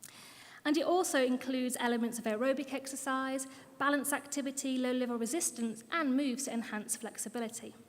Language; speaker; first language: English; native; English